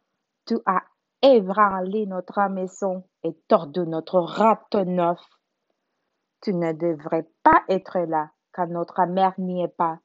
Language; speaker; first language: French; non-native, learner; Spanish